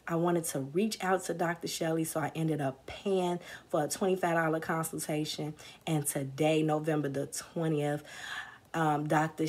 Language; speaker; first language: English; native; English